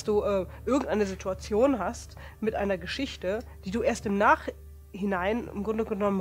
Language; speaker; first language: German; native; German